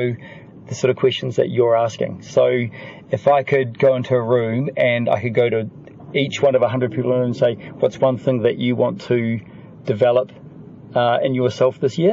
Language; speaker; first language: English; native; English